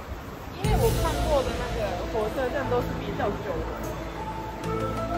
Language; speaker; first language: Chinese; non-native, learner; Japanese